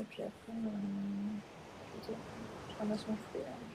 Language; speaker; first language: French; native; French